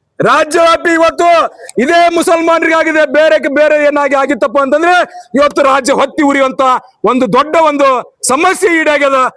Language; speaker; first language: Kannada; non-native, local second language; Urdu